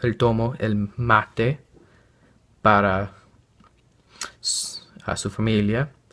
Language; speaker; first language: Spanish; non-native, learner; English